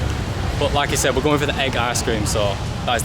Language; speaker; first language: English; native; English